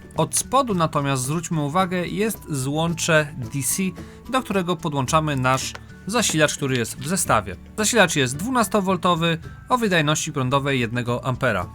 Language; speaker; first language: Polish; native; Polish